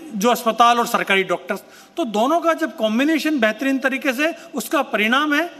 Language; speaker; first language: Hindi; native; Hindi